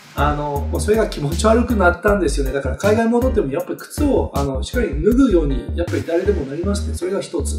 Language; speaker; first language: Japanese; non-native, fluent; English